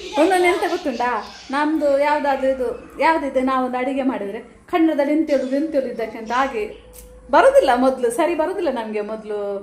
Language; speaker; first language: Kannada; non-native, local second language; Tulu